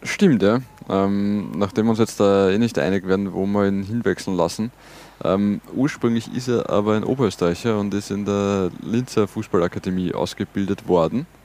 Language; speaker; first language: German; native; German